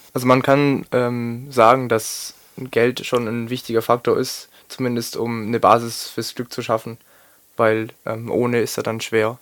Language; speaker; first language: German; native; German